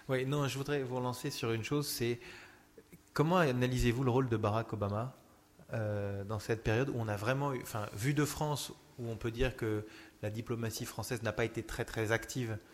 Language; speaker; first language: French; native; French